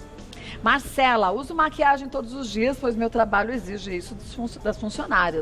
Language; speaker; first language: Portuguese; native; Portuguese